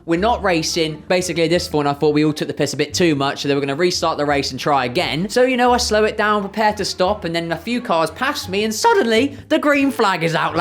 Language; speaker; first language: English; native; English